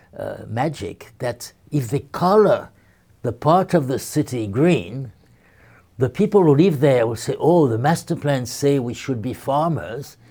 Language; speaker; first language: English; non-native, fluent; French